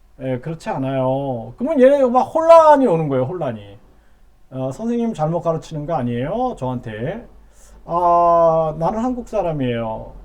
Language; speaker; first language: Korean; native; Korean